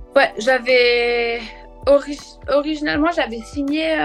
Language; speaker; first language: French; native; French